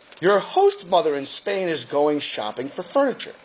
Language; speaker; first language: English; native; English